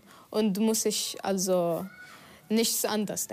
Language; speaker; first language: German; non-native, fluent; Arabic